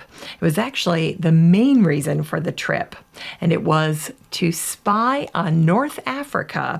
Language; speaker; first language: English; native; English